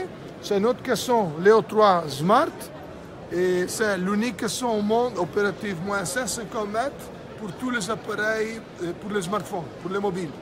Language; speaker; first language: French; non-native, fluent; Italian